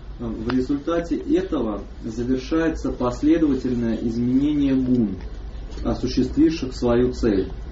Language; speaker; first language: Russian; native; Russian